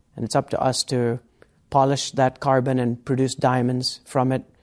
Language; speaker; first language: English; native; English